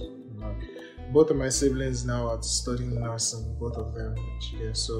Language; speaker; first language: English; non-native, local second language; Yoruba